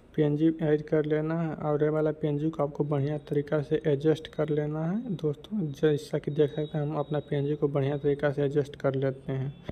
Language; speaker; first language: Hindi; native; Hindi